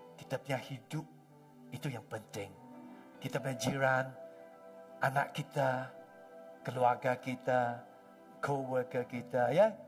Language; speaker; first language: Malay; non-native, local second language; Chinese